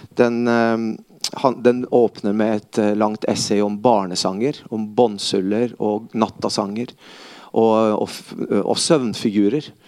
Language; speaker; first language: Norwegian; early bilingual, other home language; Spanish